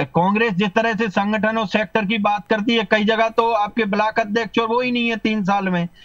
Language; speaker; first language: Hindi; native; Hindi